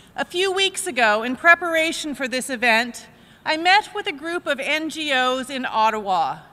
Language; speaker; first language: English; native; English